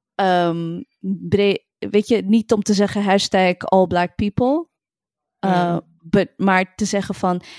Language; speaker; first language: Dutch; early bilingual, other home language; Arabic